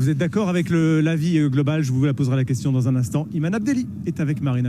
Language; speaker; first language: French; native; French